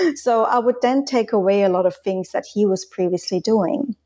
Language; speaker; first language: English; non-native, fluent; Swiss German